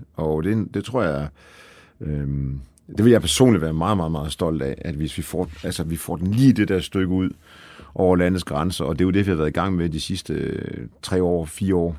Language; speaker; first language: Danish; early bilingual, other home language; Polish